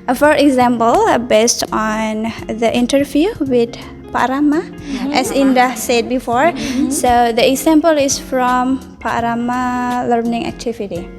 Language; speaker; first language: English; non-native, learner; Indonesian